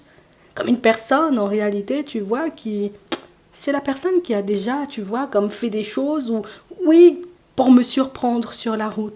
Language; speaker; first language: French; native; French